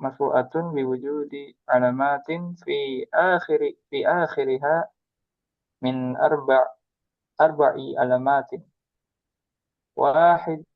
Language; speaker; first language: Arabic; non-native, learner; Indonesian